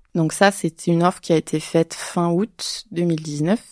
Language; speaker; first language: French; native; French